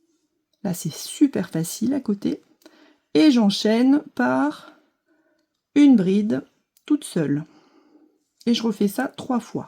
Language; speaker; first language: French; native; French